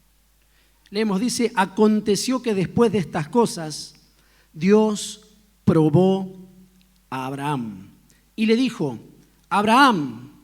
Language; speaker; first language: Spanish; native; Spanish